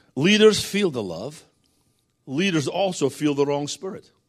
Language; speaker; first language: English; native; English